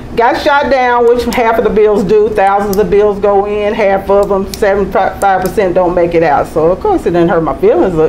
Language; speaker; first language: English; native; English